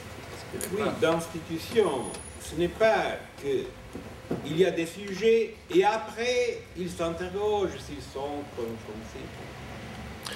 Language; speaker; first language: French; non-native, fluent; Italian